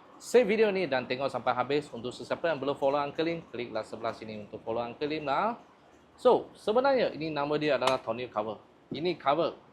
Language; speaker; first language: Malay; non-native, local second language; Chinese